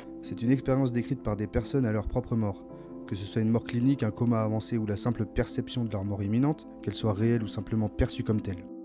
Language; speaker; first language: French; native; French